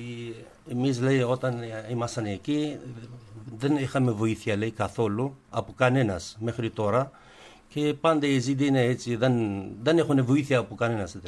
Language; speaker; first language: Greek; non-native, learner; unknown